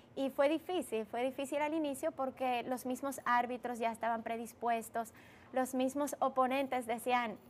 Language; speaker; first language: Spanish; early bilingual, other home language; Bulgarian